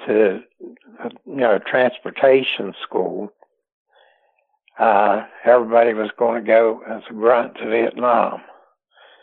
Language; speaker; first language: English; native; English